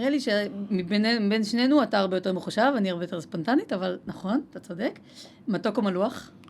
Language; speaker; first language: Hebrew; native; Hebrew